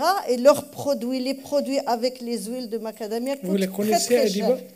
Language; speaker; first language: French; non-native, local second language; Arabic